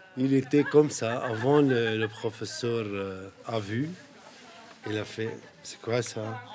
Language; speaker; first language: French; non-native, learner; Arabic